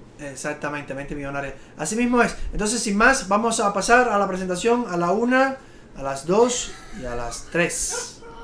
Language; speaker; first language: Spanish; native; Spanish